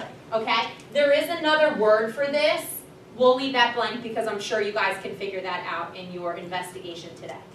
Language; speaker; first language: English; native; English